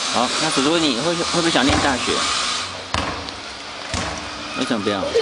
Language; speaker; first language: Chinese; native; Chinese